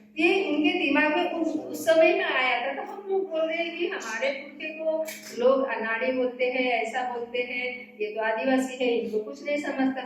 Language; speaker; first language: Hindi; non-native, local second language; Gondi